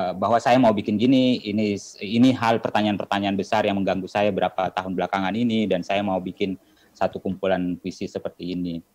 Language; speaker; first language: Indonesian; non-native, local second language; Buginese